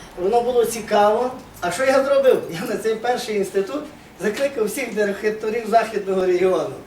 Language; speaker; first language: Ukrainian; native; Ukrainian